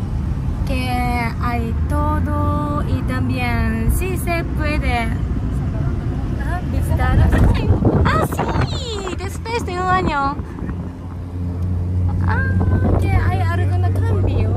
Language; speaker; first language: Spanish; non-native, learner; Japanese